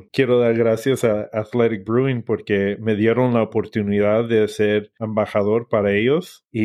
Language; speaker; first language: Spanish; early bilingual, heritage; English